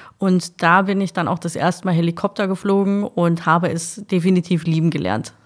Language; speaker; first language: German; native; German